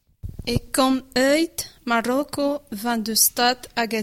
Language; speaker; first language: Dutch; non-native, learner; Arabic